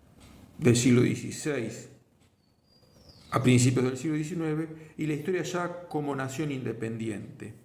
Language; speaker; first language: Spanish; native; Spanish